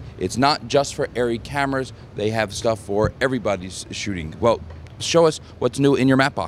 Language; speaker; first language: English; native; English